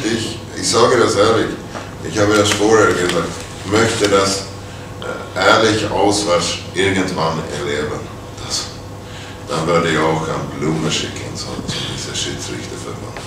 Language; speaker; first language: German; non-native, fluent; Swedish